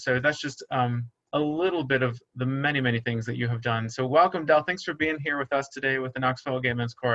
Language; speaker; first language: English; native; English